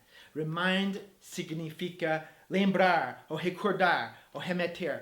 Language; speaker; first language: Portuguese; non-native, fluent; English